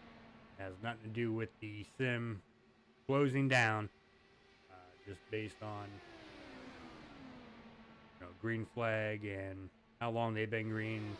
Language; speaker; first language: English; native; English